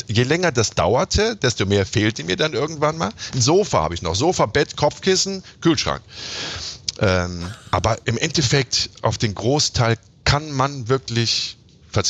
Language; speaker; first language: German; native; German